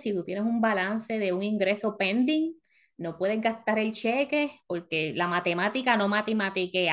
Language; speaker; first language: Spanish; early bilingual, heritage; Spanish